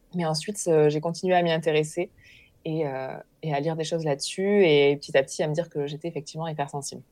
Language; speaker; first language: French; native; French